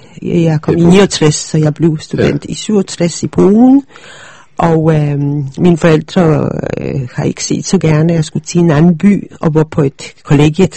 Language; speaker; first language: Danish; early bilingual, other home language; Polish